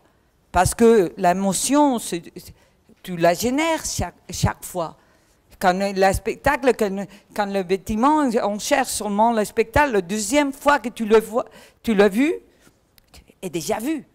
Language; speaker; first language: French; non-native, learner; Catalan